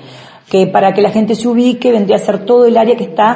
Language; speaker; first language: Spanish; native; Spanish